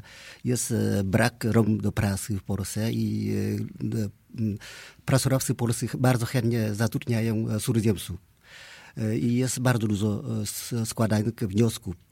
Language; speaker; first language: Polish; non-native, fluent; Vietnamese